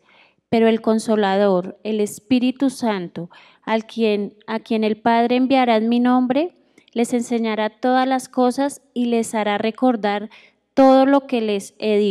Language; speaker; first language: Spanish; native; Spanish